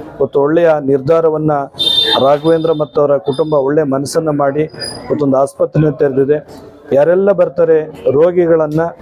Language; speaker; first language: Kannada; native; Kannada